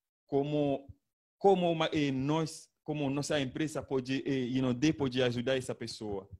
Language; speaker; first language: Portuguese; non-native, learner; Haitian Creole